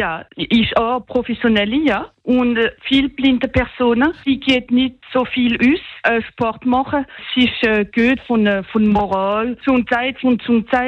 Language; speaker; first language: German; non-native, local second language; French